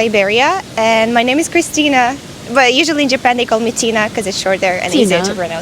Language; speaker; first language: English; non-native, fluent; Russian